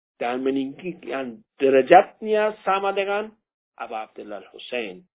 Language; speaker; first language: Indonesian; non-native, fluent; Persian